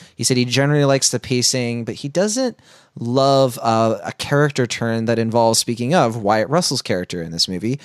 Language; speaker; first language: English; native; English